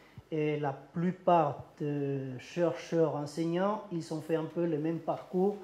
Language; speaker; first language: French; non-native, learner; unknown